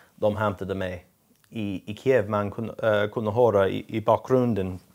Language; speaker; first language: Swedish; non-native, fluent; English